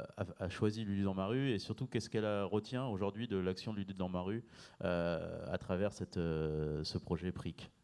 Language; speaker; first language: French; native; French